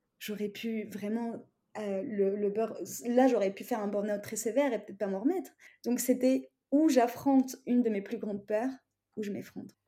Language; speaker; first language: French; non-native, local second language; Arabic